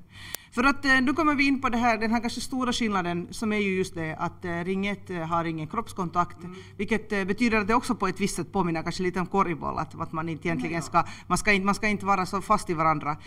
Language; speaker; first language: Swedish; native; Swedish